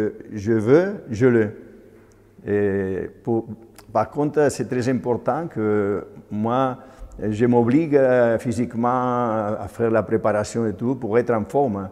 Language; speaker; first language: French; non-native, fluent; Spanish